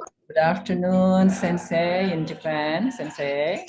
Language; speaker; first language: English; non-native, fluent; Indonesian